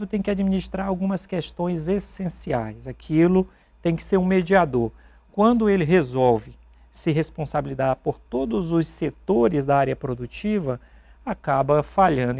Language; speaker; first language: Portuguese; native; Portuguese